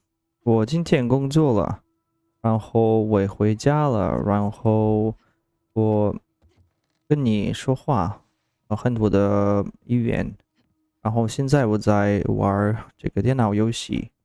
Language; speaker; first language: Chinese; non-native, learner; Russian